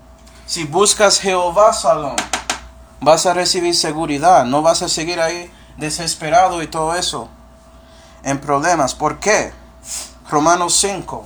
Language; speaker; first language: Spanish; early bilingual, heritage; Spanish